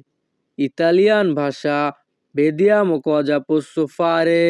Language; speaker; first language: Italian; non-native, fluent; Bangla